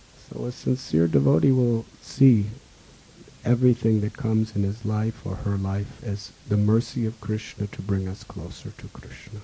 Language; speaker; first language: English; native; English